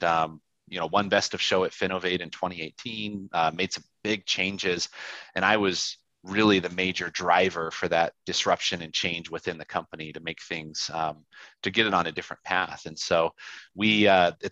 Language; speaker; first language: English; native; English